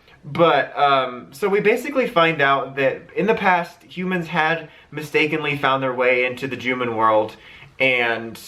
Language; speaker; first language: English; native; English